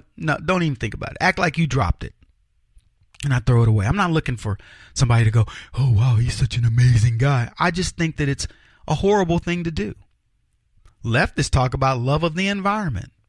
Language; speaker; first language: English; native; English